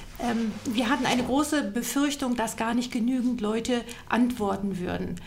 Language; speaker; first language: German; native; German